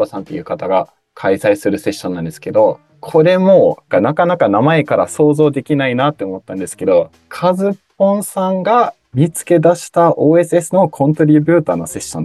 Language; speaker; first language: Japanese; native; Japanese